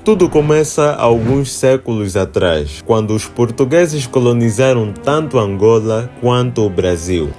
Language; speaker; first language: Portuguese; native; Portuguese